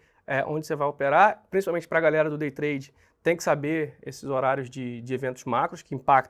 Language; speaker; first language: Portuguese; native; Portuguese